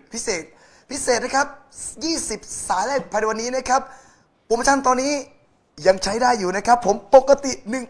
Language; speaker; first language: Thai; native; Thai